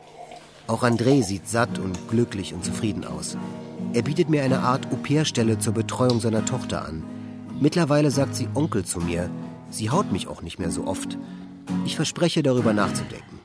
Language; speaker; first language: German; native; German